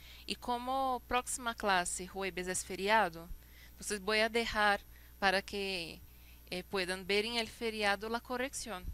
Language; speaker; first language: Spanish; non-native, fluent; Portuguese